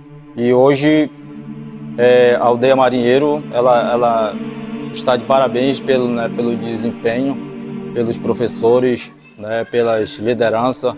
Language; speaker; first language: Portuguese; native; Portuguese